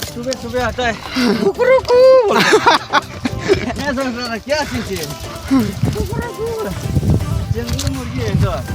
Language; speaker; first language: Hindi; non-native, local second language; Bodo